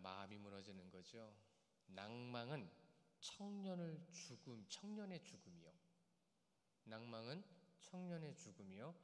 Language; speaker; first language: Korean; native; Korean